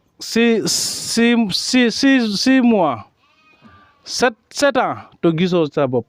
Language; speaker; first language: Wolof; non-native, local second language; Serer